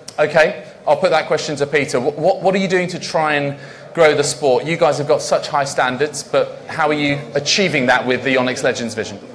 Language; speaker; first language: English; native; English